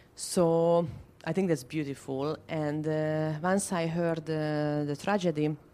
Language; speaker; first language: English; non-native, fluent; Hungarian